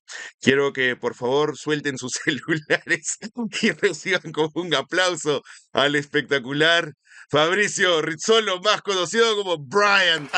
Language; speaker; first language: Spanish; native; Spanish